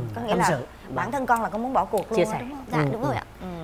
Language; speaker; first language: Vietnamese; native; Vietnamese